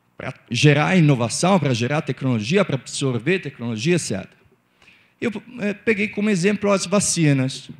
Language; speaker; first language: Portuguese; non-native, fluent; Italian